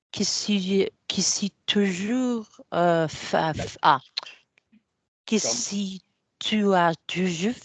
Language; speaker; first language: French; non-native, learner; English